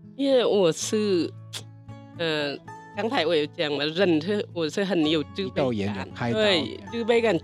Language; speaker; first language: Chinese; non-native, learner; Vietnamese